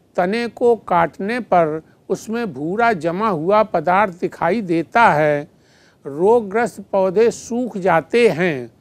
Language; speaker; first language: Hindi; native; Hindi